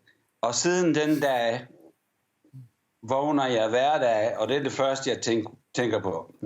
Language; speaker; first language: Danish; early bilingual, heritage; English